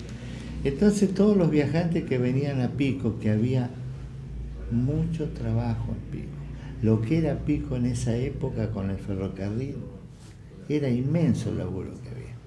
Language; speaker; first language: Spanish; native; Spanish